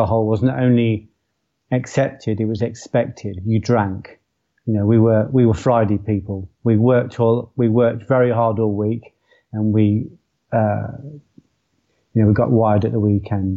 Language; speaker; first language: English; native; English